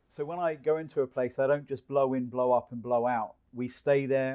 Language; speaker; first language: English; native; English